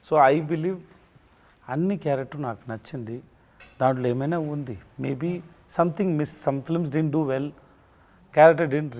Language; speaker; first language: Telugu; non-native, learner; Tamil